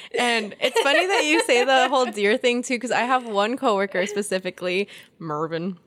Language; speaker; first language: English; early bilingual, other home language; Spanish